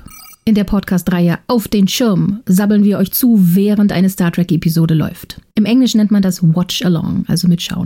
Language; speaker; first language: German; native; German